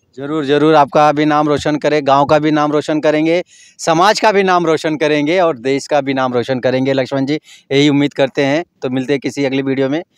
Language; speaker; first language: Hindi; native; Hindi